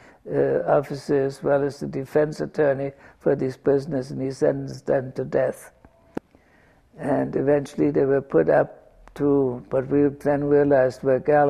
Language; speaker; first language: English; non-native, fluent; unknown